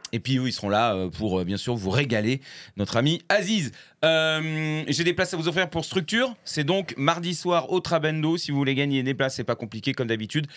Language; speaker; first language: French; native; French